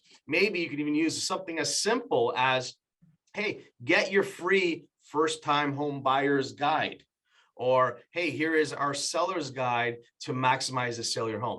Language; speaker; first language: English; native; English